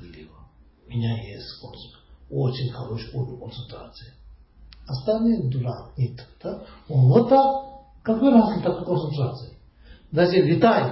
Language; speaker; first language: Russian; non-native, learner; Tibetan